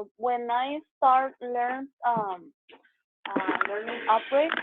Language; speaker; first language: English; non-native, learner; Spanish